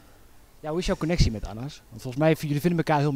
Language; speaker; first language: Dutch; native; Dutch